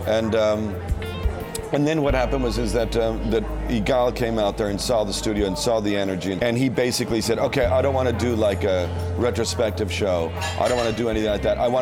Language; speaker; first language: English; non-native, fluent; Spanish